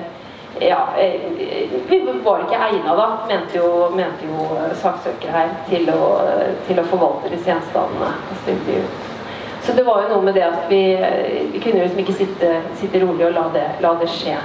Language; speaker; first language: Norwegian; native; Norwegian